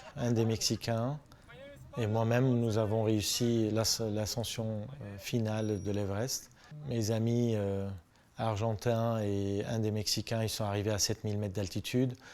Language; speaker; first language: French; non-native, local second language; Armenian